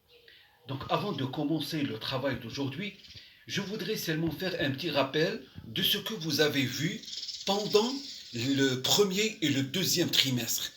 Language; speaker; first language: French; non-native, local second language; Arabic